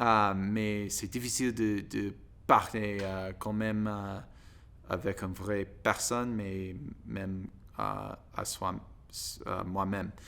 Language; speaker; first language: French; non-native, learner; English